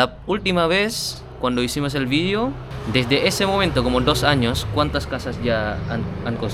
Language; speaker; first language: Spanish; non-native, fluent; Indonesian